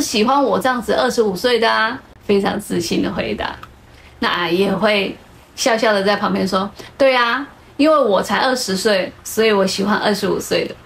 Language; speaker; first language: Chinese; native; Chinese